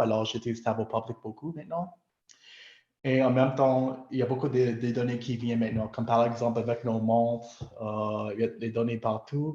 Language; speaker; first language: French; non-native, local second language; English